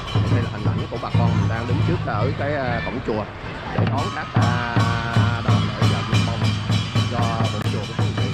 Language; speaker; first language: Vietnamese; native; Vietnamese